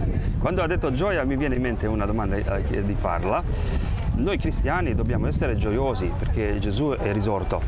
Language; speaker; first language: Italian; non-native, fluent; Croatian